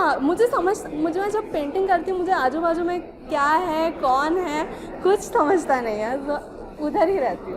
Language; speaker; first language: Hindi; native; Hindi